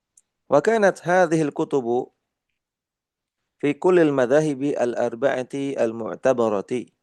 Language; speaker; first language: Arabic; non-native, fluent; Indonesian